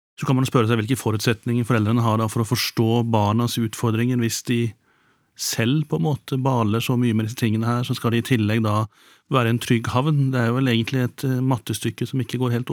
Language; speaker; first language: Norwegian; native; Norwegian